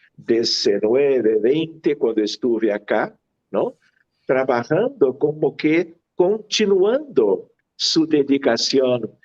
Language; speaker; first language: Spanish; non-native, fluent; Portuguese